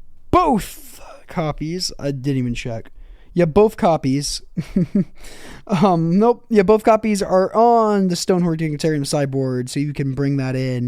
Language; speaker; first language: English; native; English